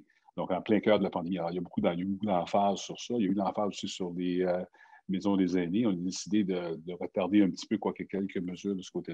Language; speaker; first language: French; native; French